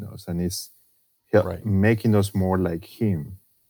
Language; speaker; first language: English; non-native, fluent; Spanish